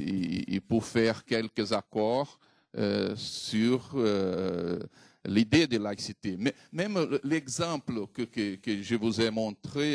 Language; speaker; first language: French; non-native, fluent; Portuguese